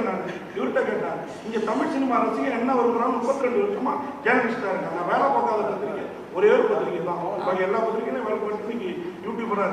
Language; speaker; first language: Tamil; native; Tamil